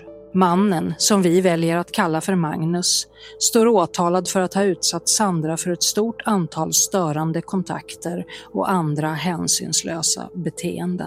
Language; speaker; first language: Swedish; native; Swedish